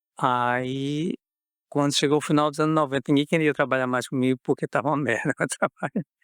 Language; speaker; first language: Portuguese; native; Portuguese